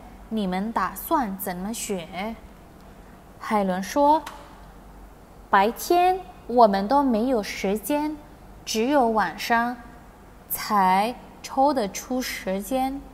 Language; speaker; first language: Chinese; non-native, fluent; Indonesian